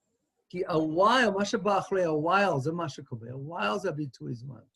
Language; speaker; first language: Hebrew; non-native, fluent; English